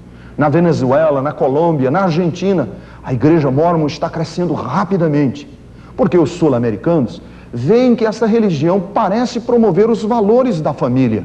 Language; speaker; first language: Portuguese; native; Portuguese